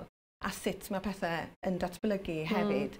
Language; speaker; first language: Welsh; native; Welsh